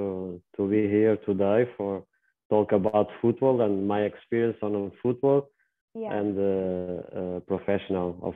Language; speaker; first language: English; non-native, learner; Portuguese